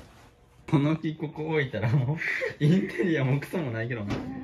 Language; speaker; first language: Japanese; native; Japanese